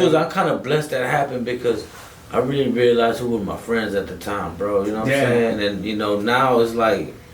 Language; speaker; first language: English; native; English